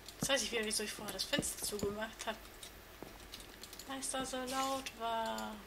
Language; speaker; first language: German; native; German